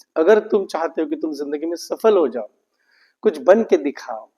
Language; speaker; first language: Hindi; non-native, local second language; Marathi